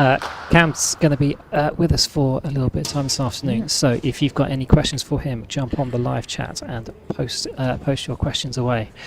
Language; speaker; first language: English; native; English